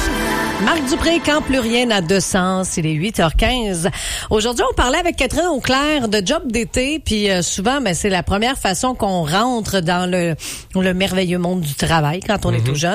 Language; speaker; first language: French; native; French